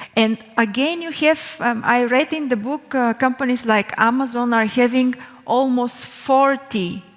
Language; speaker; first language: English; non-native, fluent; Bulgarian